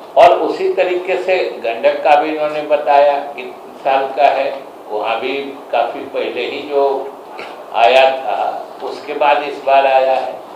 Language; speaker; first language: Hindi; native; Hindi